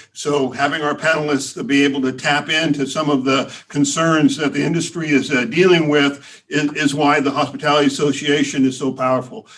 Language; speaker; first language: English; native; English